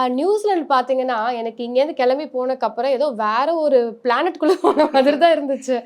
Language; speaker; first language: Tamil; native; Tamil